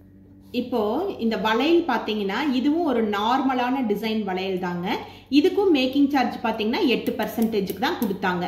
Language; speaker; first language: Tamil; native; Tamil